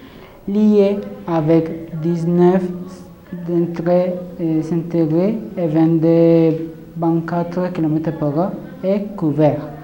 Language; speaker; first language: French; non-native, learner; Spanish